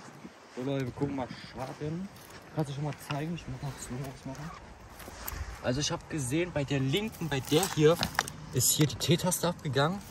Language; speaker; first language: German; native; German